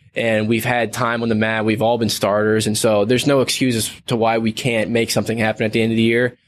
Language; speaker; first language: English; native; English